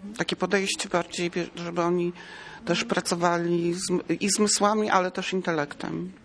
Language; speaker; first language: Polish; native; Polish